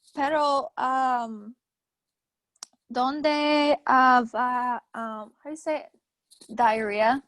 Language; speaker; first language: Spanish; non-native, learner; English